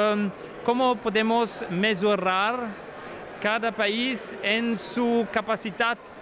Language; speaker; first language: Spanish; non-native, fluent; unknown